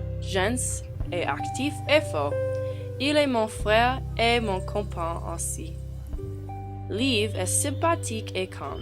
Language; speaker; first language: French; non-native, learner; English